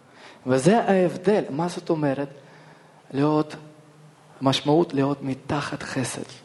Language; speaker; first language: Hebrew; non-native, fluent; Russian